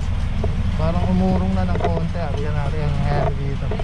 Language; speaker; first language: Filipino; native; Filipino